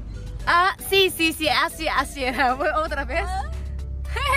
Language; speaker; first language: Spanish; non-native, learner; Japanese